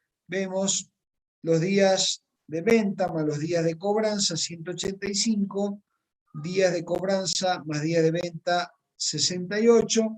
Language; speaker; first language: Spanish; native; Spanish